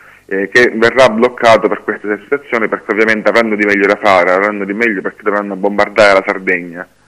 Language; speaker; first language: Italian; native; Italian